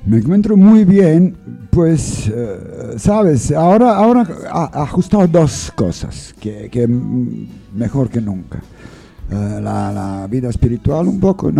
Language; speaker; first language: Spanish; non-native, learner; English